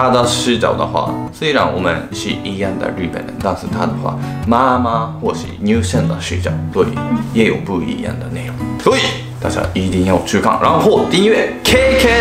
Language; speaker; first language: Chinese; non-native, fluent; Japanese